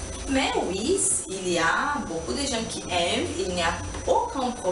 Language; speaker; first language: French; non-native, learner; Portuguese